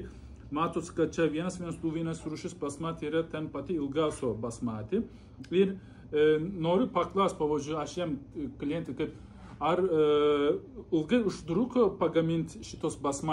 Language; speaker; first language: Lithuanian; non-native, learner; Turkish